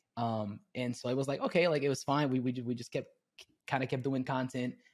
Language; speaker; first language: English; early bilingual, other home language; Spanish